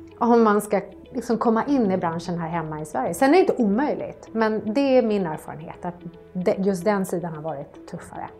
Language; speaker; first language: Swedish; native; Swedish